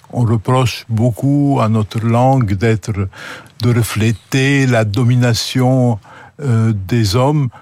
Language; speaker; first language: French; non-native, local second language; Arabic